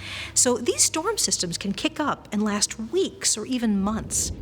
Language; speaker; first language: English; native; English